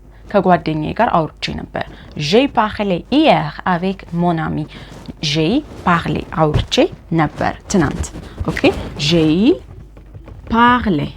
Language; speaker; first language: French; non-native, fluent; Amharic